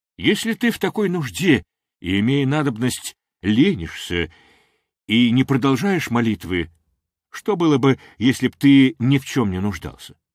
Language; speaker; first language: Russian; non-native, local second language; Armenian